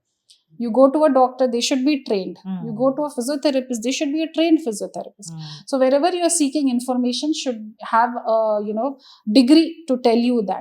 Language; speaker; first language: English; non-native, local second language; Hindi